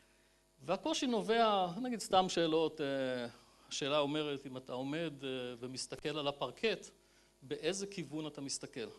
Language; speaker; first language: Hebrew; native; Hebrew